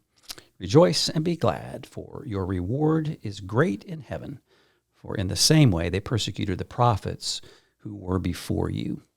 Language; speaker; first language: English; native; English